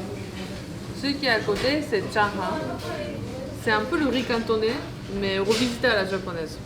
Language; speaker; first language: French; non-native, fluent; Japanese